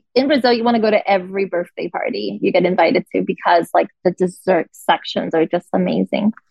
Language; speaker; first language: English; non-native, fluent; Portuguese